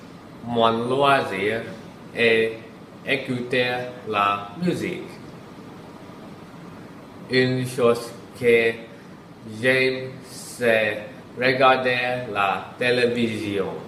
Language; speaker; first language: French; non-native, learner; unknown